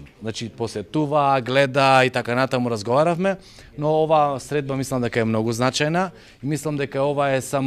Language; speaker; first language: Macedonian; native; Macedonian